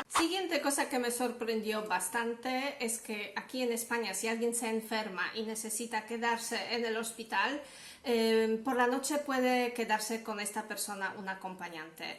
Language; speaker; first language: Spanish; non-native, fluent; Polish